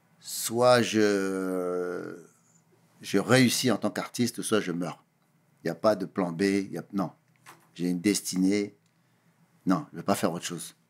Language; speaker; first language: French; early bilingual, other home language; Kabuverdianu